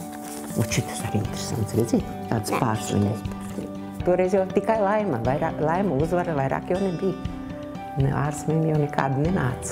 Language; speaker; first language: Latvian; native; Latvian